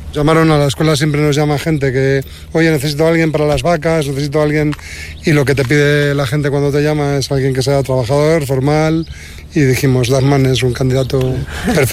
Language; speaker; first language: Spanish; native; Spanish